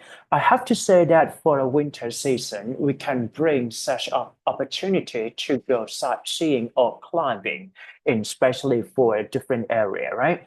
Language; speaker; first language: English; non-native, fluent; Thai